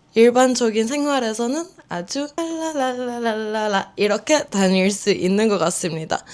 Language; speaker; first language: Korean; non-native, fluent; Finnish